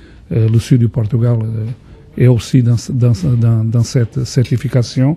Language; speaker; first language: French; non-native, fluent; Portuguese